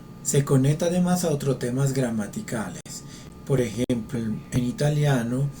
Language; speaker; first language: Spanish; non-native, fluent; Italian